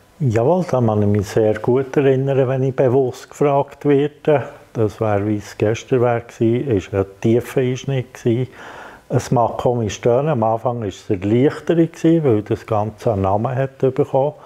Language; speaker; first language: German; native; German